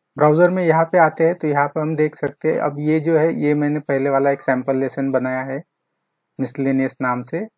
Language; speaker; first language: Hindi; non-native, local second language; Marathi